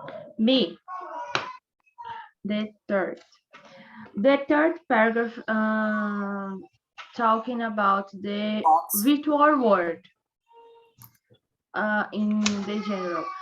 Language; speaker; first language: English; non-native, learner; Portuguese